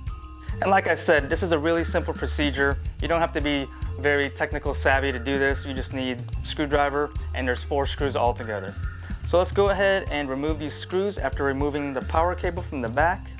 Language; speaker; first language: English; native; English